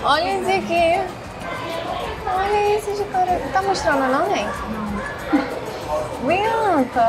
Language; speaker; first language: Portuguese; native; Portuguese